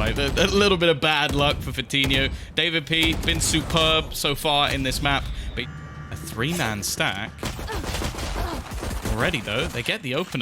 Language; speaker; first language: English; native; English